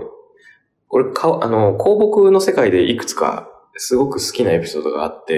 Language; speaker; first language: Japanese; native; Japanese